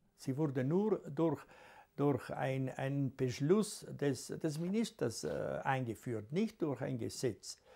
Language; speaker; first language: German; non-native, local second language; Ladin